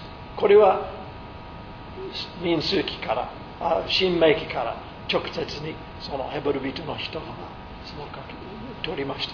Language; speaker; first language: Japanese; non-native, fluent; English